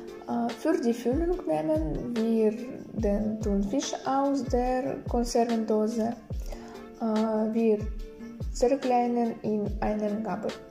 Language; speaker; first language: German; non-native, learner; Russian